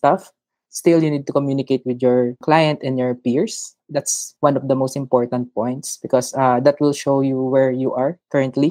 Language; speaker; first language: English; non-native, local second language; Filipino